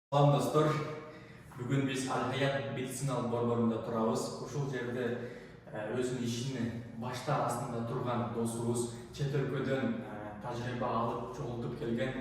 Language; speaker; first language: Kyrgyz; non-native, local second language; Uzbek